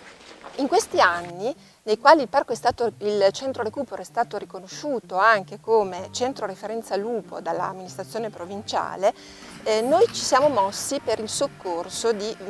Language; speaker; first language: Italian; native; Italian